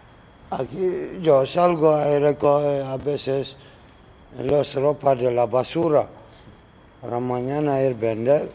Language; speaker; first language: Spanish; non-native, learner; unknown